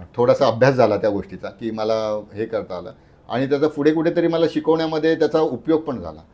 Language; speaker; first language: Marathi; native; Marathi